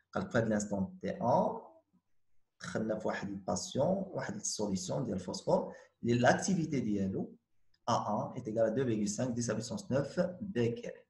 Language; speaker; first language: French; non-native, local second language; Arabic